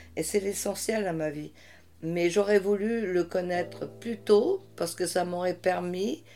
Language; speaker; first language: French; early bilingual, heritage; French